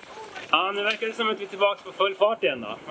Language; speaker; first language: Swedish; native; Swedish